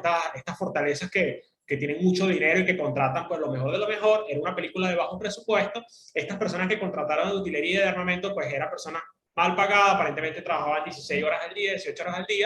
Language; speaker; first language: Spanish; native; Spanish